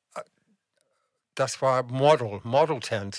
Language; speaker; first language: German; non-native, fluent; English